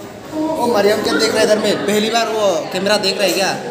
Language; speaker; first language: Hindi; non-native, local second language; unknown